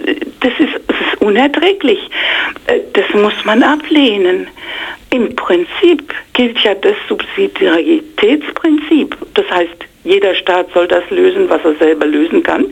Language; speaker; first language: German; non-native, fluent; English